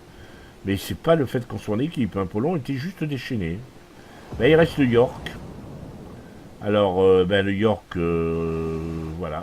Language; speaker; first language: French; native; French